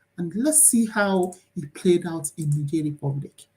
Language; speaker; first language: English; non-native, local second language; Yoruba